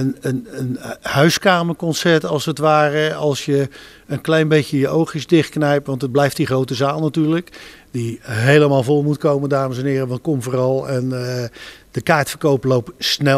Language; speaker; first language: Dutch; native; Dutch